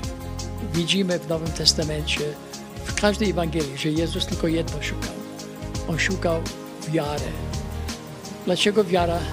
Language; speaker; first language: Polish; early bilingual, heritage; Polish